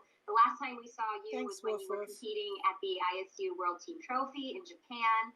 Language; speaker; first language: English; native; English